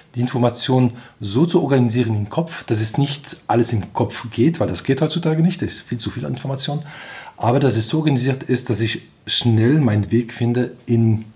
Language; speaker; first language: German; non-native, fluent; French